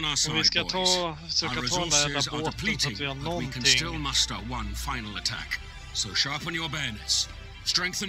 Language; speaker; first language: Swedish; native; Swedish